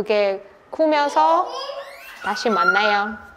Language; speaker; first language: Korean; non-native, fluent; Russian